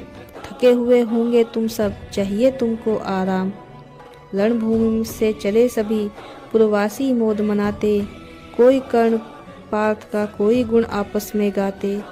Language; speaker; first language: Hindi; native; Hindi